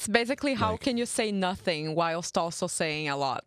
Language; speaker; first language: English; non-native, fluent; Portuguese